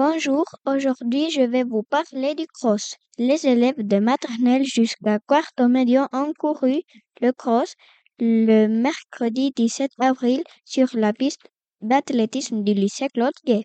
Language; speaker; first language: French; non-native, fluent; Spanish